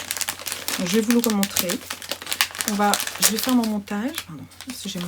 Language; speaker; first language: French; native; French